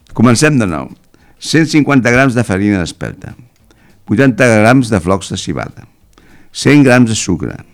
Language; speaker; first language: Catalan; native; Catalan